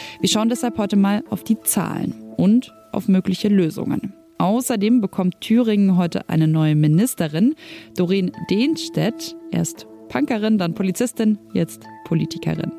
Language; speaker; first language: German; native; German